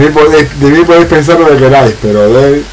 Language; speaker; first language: Spanish; native; Spanish